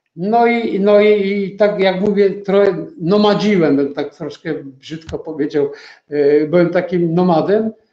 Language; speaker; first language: Polish; native; Polish